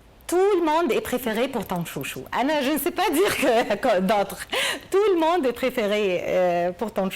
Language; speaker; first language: French; non-native, learner; Arabic